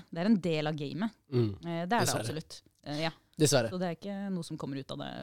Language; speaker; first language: Norwegian; early bilingual, other home language; Arabic